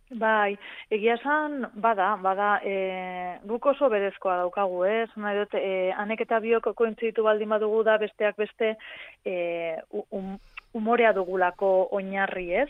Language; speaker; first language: Basque; non-native, local second language; Spanish